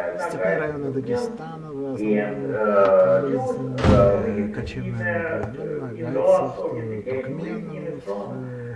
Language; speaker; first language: Russian; non-native, local second language; Azerbaijani